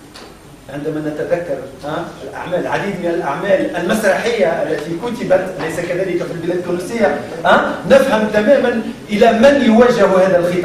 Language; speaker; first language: Arabic; native; Arabic